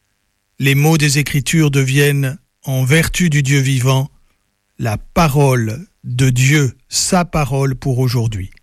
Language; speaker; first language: French; native; French